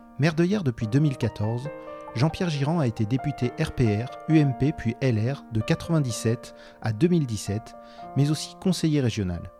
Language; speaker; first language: French; native; French